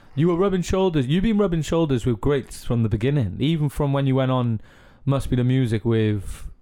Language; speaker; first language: English; native; English